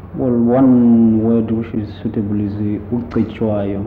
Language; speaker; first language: English; non-native, local second language; Zulu